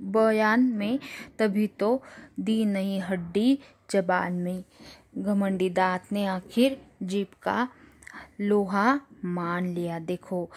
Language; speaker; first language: Hindi; non-native, local second language; Marathi